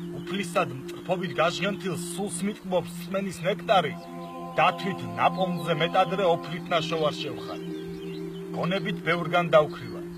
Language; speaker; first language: Georgian; native; Georgian